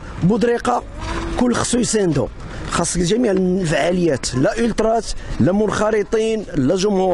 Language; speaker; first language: Arabic; native; Arabic